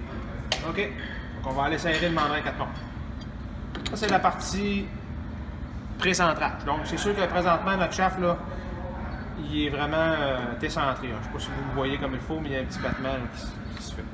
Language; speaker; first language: French; native; French